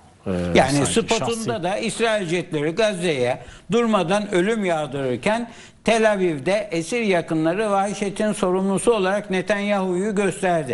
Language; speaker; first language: Turkish; native; Turkish